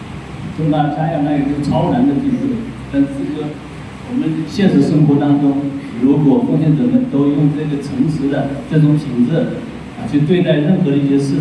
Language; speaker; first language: Chinese; native; Chinese